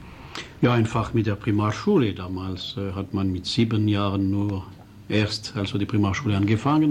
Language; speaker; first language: German; non-native, local second language; French